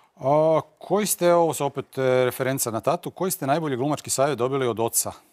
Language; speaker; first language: Croatian; native; Croatian